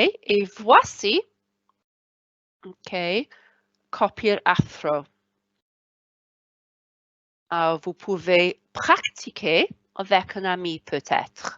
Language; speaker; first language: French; non-native, fluent; Welsh